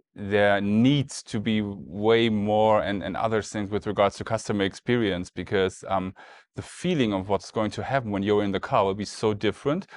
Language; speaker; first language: English; non-native, fluent; German